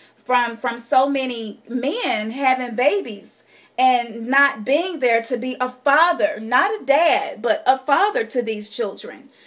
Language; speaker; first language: English; native; English